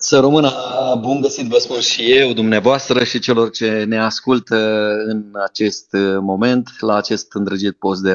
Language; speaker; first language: Romanian; native; Romanian